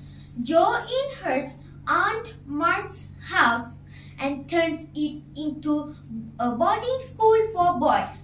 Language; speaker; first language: English; non-native, learner; Malay